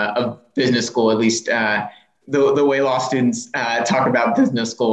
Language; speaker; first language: English; native; English